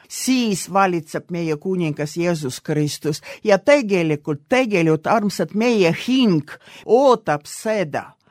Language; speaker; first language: Estonian; non-native, local second language; Russian